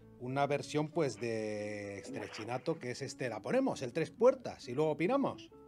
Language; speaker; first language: Spanish; native; Spanish